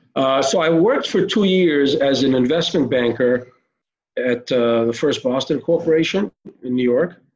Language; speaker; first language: English; early bilingual, other home language; Hebrew